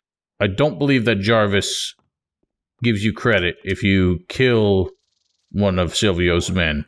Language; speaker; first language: English; native; English